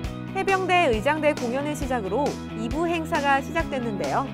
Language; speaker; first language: Korean; native; Korean